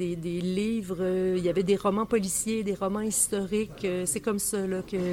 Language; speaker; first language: French; native; French